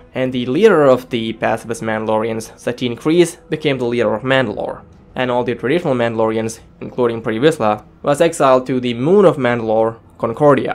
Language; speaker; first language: English; native; English